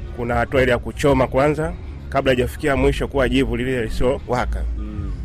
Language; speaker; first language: Swahili; native; Swahili